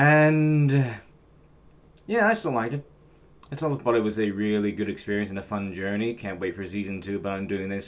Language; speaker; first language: English; native; English